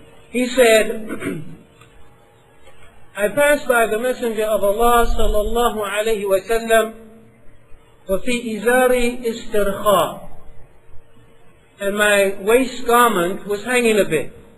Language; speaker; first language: English; native; English